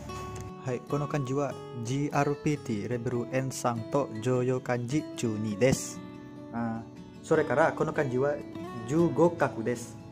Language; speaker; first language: Japanese; non-native, learner; Indonesian